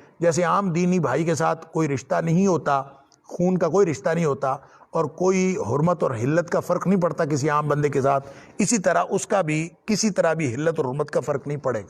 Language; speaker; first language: Urdu; native; Urdu